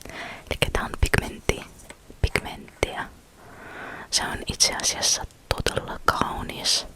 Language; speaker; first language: Finnish; non-native, fluent; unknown